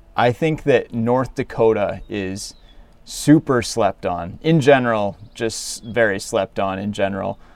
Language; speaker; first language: English; native; English